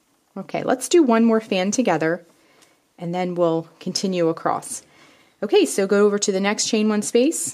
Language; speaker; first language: English; native; English